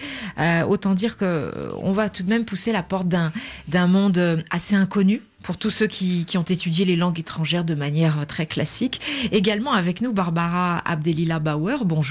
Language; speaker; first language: French; native; French